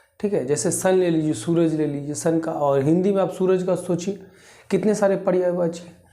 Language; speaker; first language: Hindi; native; Hindi